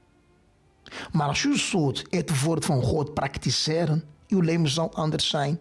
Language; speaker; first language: Dutch; non-native, fluent; Portuguese